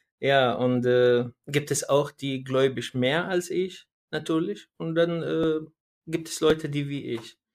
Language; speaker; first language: German; non-native, learner; Arabic